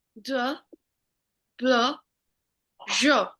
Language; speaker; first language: French; non-native, learner; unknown